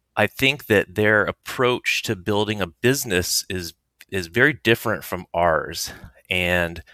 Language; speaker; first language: English; native; English